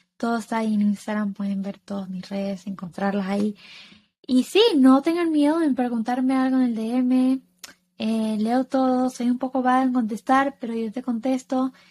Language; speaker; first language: Spanish; early bilingual, heritage; Spanish